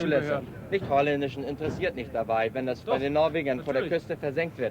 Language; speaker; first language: German; non-native, learner; Norwegian